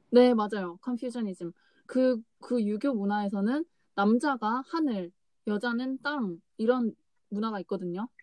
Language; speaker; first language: Korean; native; Korean